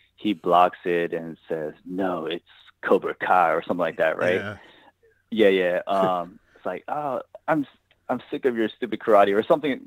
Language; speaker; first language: English; native; English